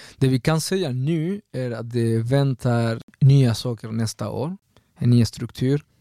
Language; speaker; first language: Swedish; non-native, fluent; Spanish